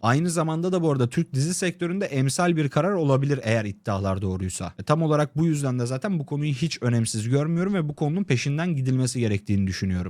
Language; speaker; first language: Turkish; native; Turkish